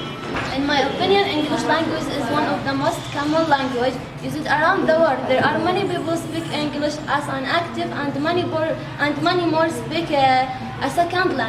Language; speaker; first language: English; non-native, learner; Arabic